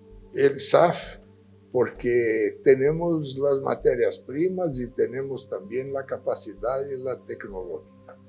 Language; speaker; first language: Spanish; non-native, fluent; Portuguese